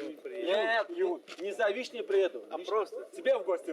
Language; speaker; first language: Russian; native; Russian